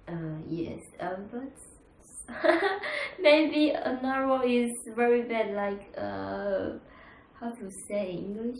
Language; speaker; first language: English; non-native, learner; Chinese